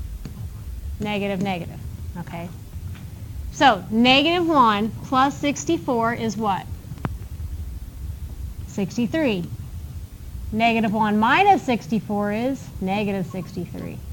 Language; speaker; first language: English; native; English